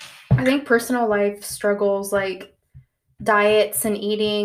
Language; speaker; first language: English; early bilingual, other home language; Spanish